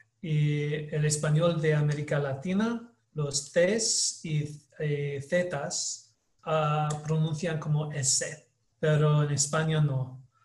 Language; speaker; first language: Spanish; non-native, learner; English